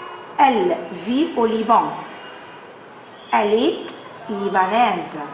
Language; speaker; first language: French; non-native, fluent; Arabic